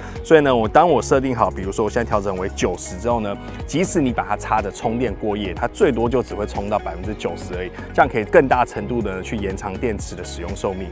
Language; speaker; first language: Chinese; native; Chinese